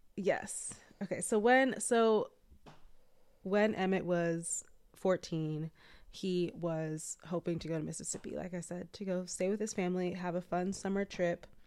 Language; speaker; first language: English; native; English